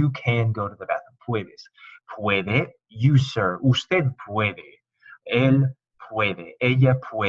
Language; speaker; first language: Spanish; non-native, fluent; English